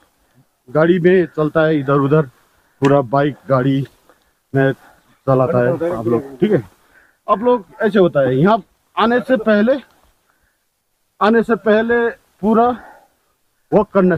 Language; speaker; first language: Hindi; non-native, local second language; Nepali